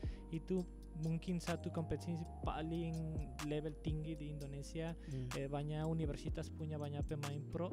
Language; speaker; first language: Indonesian; non-native, fluent; Spanish